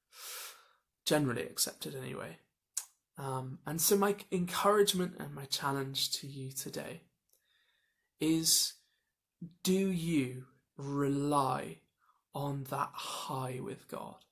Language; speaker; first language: English; native; English